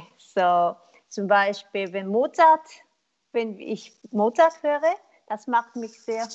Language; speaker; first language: German; non-native, learner; Korean